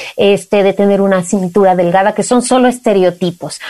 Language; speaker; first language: Spanish; native; Spanish